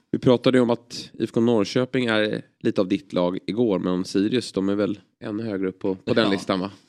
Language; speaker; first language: Swedish; native; Swedish